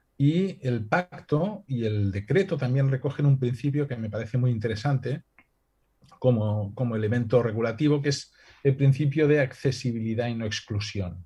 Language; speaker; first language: Spanish; non-native, local second language; Catalan